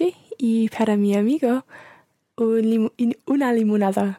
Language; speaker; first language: Spanish; non-native, learner; English